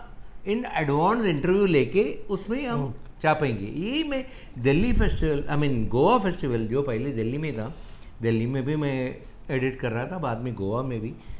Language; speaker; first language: Hindi; non-native, local second language; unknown